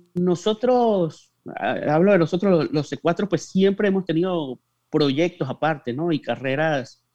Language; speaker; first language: Spanish; native; Spanish